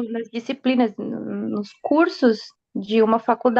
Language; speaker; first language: Portuguese; non-native, fluent; Spanish